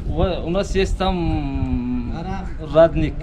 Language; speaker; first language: Russian; non-native, learner; Tajik